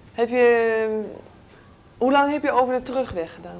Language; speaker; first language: Dutch; native; Dutch